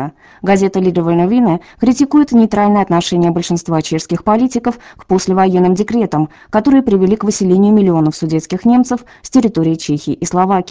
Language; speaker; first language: Russian; native; Russian